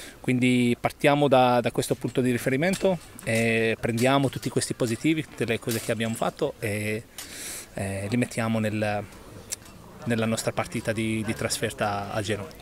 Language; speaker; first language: Italian; non-native, learner; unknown